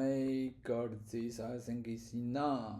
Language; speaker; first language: English; non-native, learner; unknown